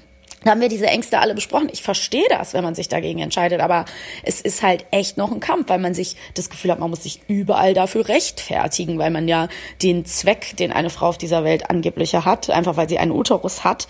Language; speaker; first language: German; native; German